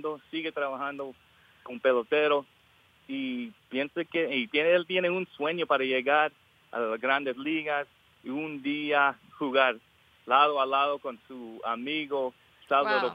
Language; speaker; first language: Spanish; early bilingual, heritage; English